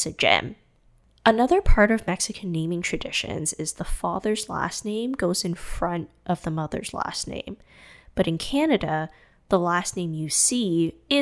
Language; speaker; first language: English; non-native, fluent; Cantonese